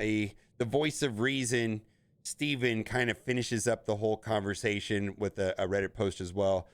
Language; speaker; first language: English; native; English